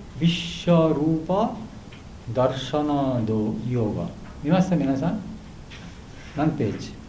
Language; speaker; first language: Japanese; non-native, learner; Bangla